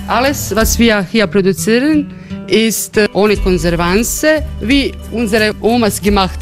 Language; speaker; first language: German; non-native, learner; Croatian